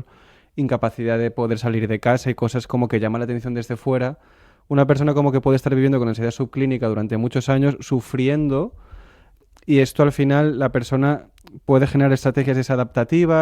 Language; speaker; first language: Spanish; non-native, local second language; Catalan